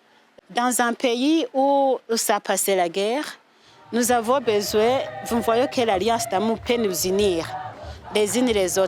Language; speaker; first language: French; non-native, local second language; Rundi